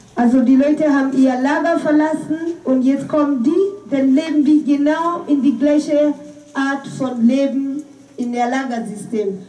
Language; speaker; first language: German; non-native, fluent; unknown